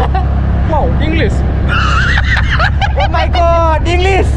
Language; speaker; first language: English; non-native, learner; Bodo